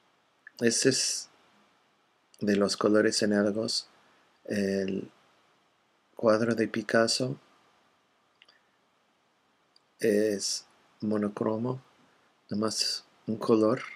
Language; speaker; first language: Spanish; non-native, fluent; English